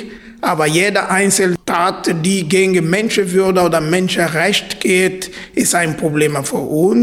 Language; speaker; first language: German; non-native, fluent; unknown